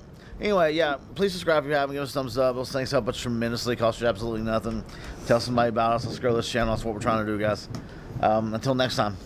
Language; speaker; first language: English; native; English